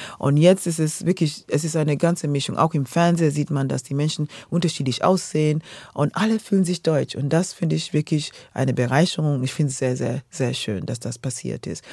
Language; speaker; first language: German; non-native, fluent; Luo (Kenya and Tanzania)